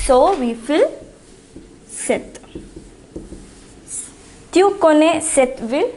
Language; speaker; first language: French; non-native, fluent; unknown